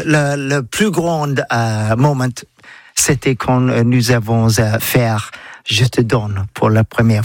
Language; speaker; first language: French; non-native, learner; English